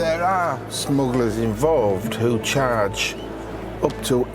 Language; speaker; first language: English; native; English